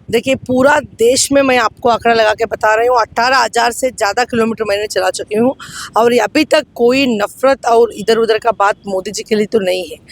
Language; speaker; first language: Hindi; non-native, local second language; Tamil